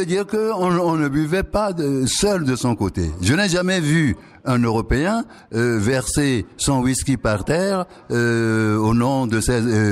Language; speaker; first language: French; non-native, local second language; Ewe